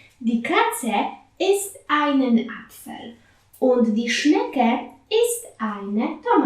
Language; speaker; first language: German; non-native, fluent; Polish